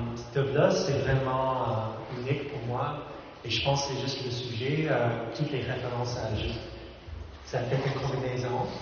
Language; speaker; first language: French; non-native, fluent; English